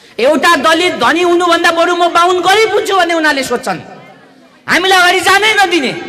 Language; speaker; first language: Nepali; non-native, local second language; Limbu